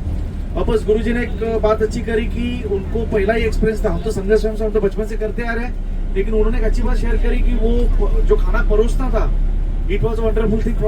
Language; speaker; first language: Hindi; non-native, local second language; Marathi